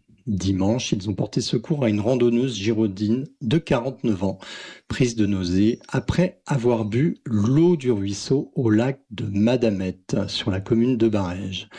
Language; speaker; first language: French; native; French